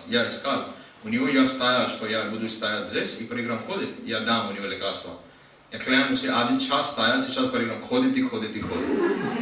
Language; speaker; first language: Russian; non-native, learner; Hindi